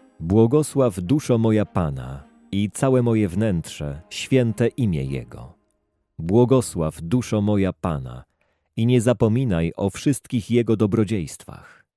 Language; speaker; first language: Polish; native; Polish